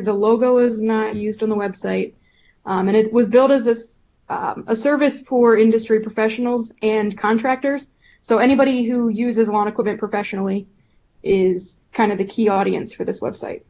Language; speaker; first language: English; native; English